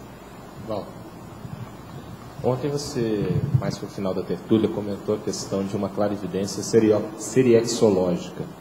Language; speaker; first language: Portuguese; native; Portuguese